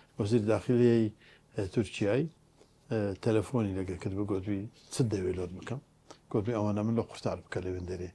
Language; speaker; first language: Central Kurdish; non-native, local second language; Turkish